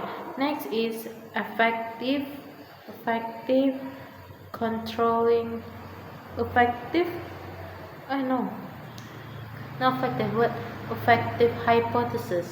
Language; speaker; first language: English; non-native, learner; Indonesian